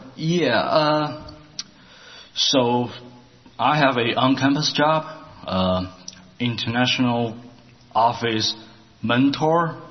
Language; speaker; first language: English; non-native, learner; Chinese